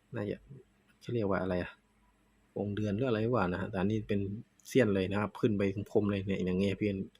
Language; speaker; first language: Thai; non-native, local second language; Northeastern Thai